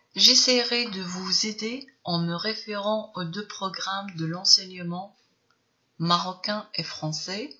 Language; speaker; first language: French; non-native, local second language; Arabic